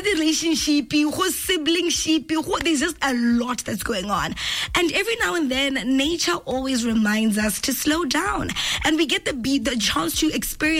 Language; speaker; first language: English; non-native, local second language; Tswana